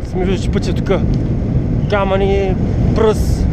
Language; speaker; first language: Bulgarian; native; Bulgarian